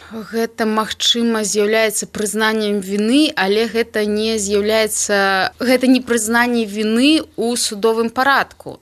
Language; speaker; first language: Belarusian; non-native, local second language; Russian